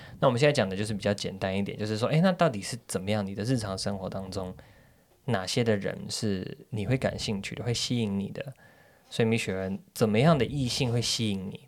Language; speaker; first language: Chinese; native; Chinese